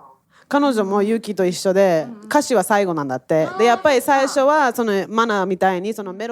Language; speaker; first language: Japanese; native; Japanese